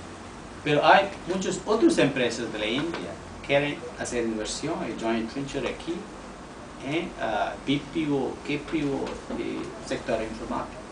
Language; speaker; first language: Spanish; non-native, learner; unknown